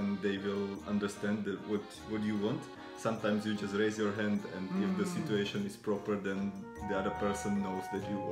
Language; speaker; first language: English; non-native, fluent; Slovak